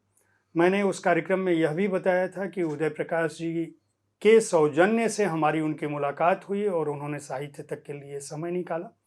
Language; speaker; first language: Hindi; native; Hindi